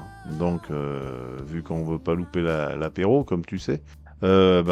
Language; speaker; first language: French; native; French